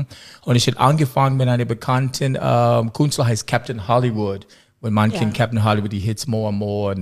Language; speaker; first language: German; non-native, learner; English